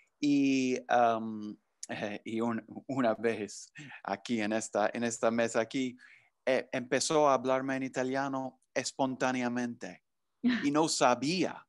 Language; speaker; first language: Spanish; non-native, fluent; English